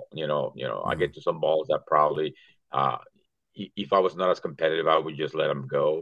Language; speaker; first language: English; non-native, fluent; Spanish